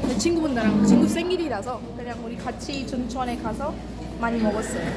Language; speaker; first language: Korean; non-native, learner; Hindi